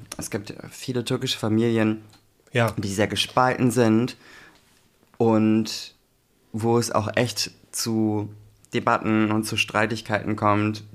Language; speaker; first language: German; early bilingual, other home language; Turkish